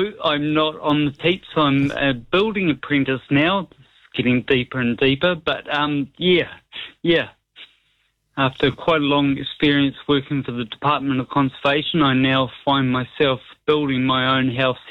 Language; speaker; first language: English; native; English